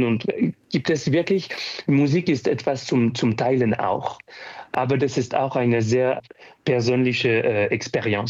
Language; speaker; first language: German; non-native, fluent; French